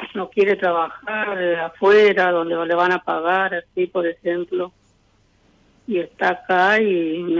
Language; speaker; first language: Spanish; native; Spanish